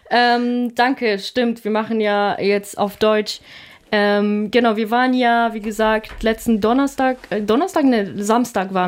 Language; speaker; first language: German; non-native, fluent; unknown